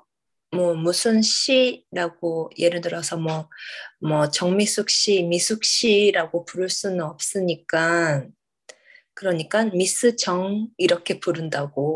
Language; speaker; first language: Korean; early bilingual, heritage; Korean